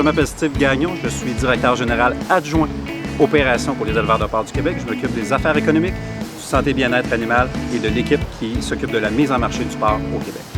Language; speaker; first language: French; native; French